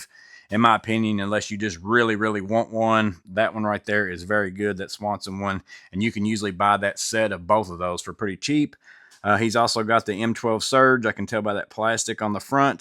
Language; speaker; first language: English; native; English